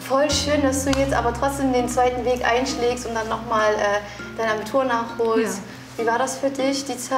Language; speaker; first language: German; early bilingual, other home language; Turkish